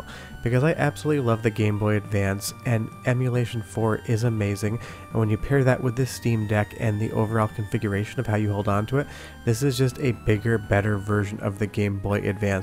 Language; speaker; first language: English; native; English